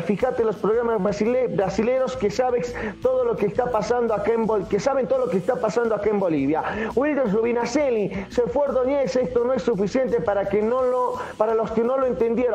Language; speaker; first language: Spanish; native; Spanish